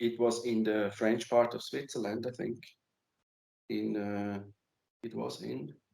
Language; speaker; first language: English; non-native, fluent; German